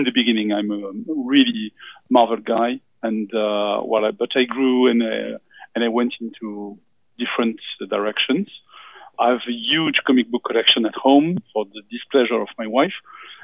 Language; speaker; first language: English; non-native, fluent; French